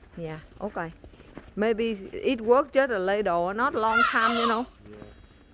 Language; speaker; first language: English; non-native, learner; Vietnamese